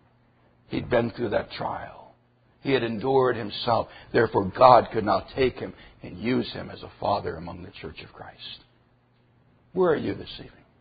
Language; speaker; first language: English; native; English